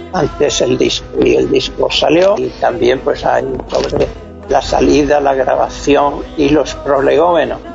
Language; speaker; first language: Spanish; native; Spanish